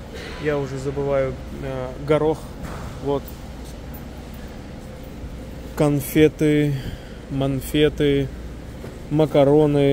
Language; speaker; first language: Russian; native; Russian